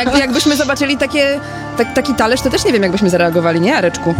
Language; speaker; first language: Polish; native; Polish